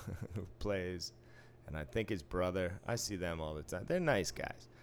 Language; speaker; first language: English; native; English